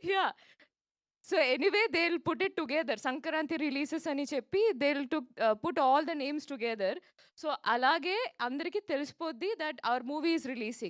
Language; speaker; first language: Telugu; non-native, local second language; Malayalam